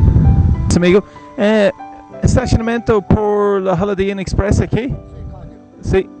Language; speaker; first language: Spanish; non-native, learner; English